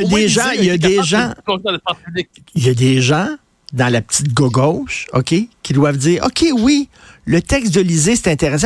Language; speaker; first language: French; native; French